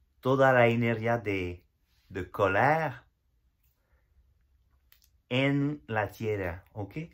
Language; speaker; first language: Spanish; non-native, learner; French